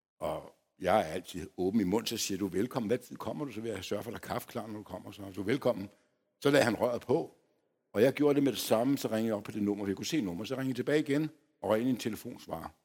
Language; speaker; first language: Danish; early bilingual, other home language; Polish